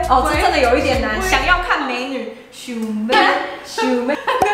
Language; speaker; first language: Chinese; native; Chinese